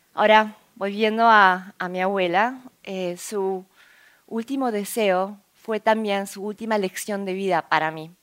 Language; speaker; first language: Spanish; early bilingual, other home language; Korean